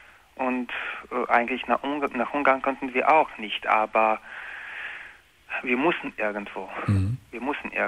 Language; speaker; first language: German; non-native, learner; Croatian